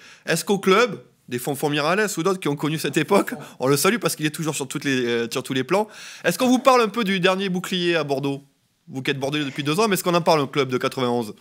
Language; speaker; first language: French; native; French